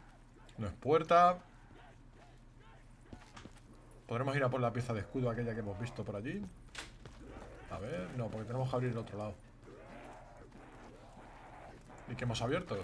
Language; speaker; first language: Spanish; native; Spanish